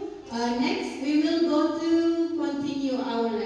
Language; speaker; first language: English; non-native, learner; Indonesian